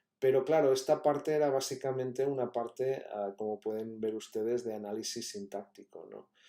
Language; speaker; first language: Spanish; non-native, local second language; Catalan